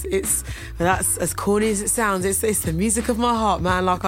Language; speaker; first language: English; native; English